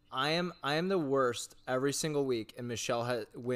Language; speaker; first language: English; native; English